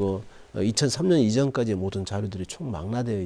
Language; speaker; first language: Korean; native; Korean